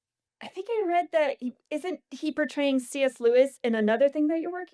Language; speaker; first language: English; native; English